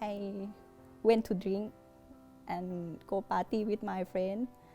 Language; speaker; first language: English; non-native, learner; Thai